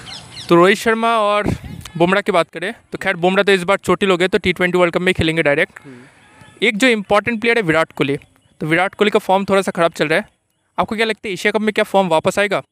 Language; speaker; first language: Hindi; native; Hindi